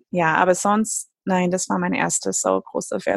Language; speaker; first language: German; non-native, fluent; English